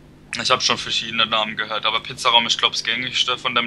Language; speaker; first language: German; native; German